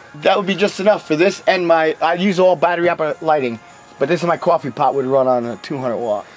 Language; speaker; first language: English; native; English